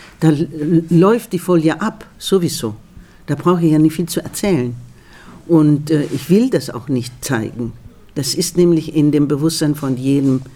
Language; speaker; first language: German; non-native, fluent; Spanish